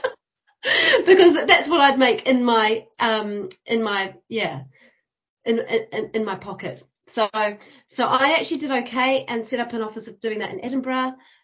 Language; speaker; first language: English; native; English